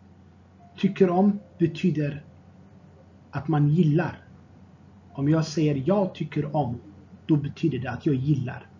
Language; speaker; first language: Swedish; non-native, fluent; Tigrinya